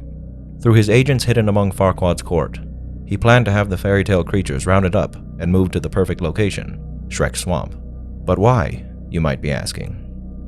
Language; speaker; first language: English; native; English